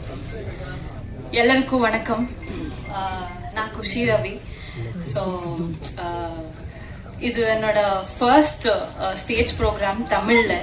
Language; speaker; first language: Tamil; non-native, learner; Kannada